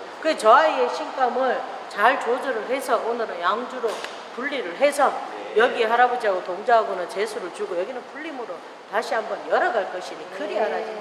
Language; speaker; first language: Korean; native; Korean